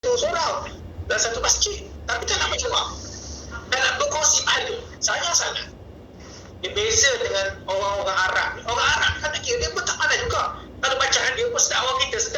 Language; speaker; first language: Malay; native; Malay